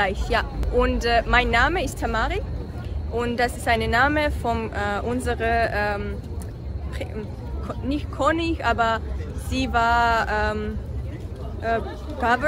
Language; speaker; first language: German; non-native, learner; Georgian